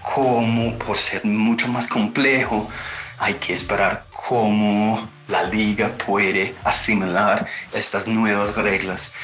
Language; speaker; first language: Spanish; non-native, fluent; English